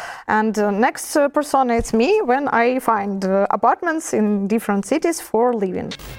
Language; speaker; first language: English; non-native, learner; Russian